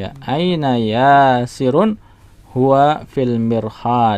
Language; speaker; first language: Arabic; non-native, fluent; Indonesian